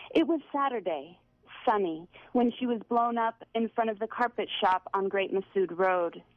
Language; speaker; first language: English; native; English